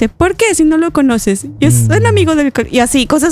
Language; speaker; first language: Spanish; native; Spanish